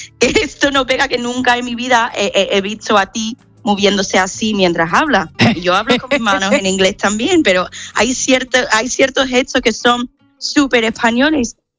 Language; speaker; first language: Spanish; non-native, fluent; English